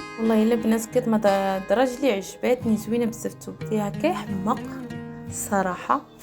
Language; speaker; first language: Arabic; native; Arabic